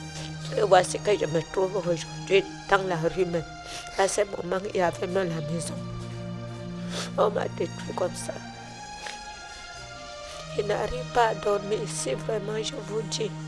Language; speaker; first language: French; non-native, local second language; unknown